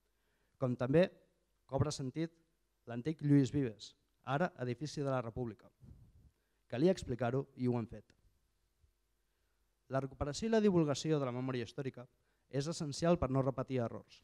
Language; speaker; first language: Catalan; native; Catalan